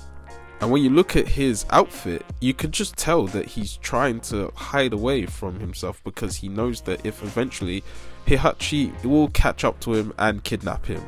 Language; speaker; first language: English; native; English